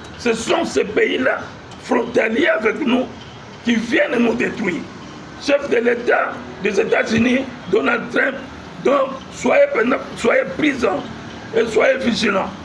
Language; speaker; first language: French; non-native, local second language; Lingala